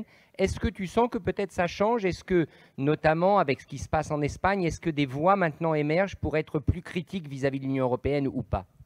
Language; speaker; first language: French; native; French